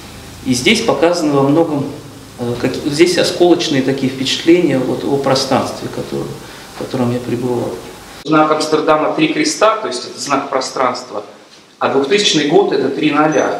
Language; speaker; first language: Russian; native; Russian